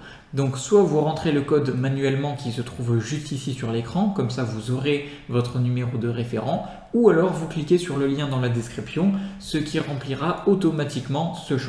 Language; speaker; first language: French; native; French